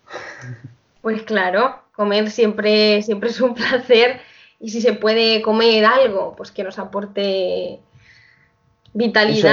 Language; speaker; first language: Spanish; native; Spanish